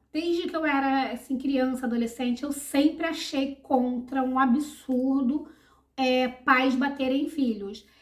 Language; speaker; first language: Portuguese; native; Portuguese